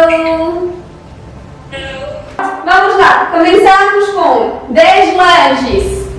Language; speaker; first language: Portuguese; non-native, learner; Indonesian